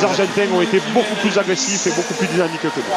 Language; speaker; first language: French; native; French